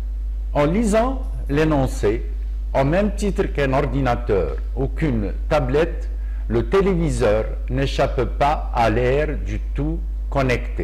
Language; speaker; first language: French; non-native, local second language; Arabic